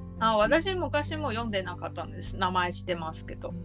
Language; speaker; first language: Japanese; non-native, learner; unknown